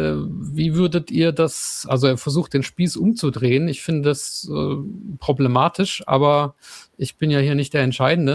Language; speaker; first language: German; native; German